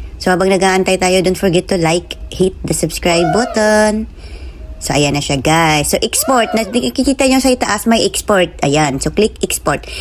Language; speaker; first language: Filipino; non-native, local second language; Cebuano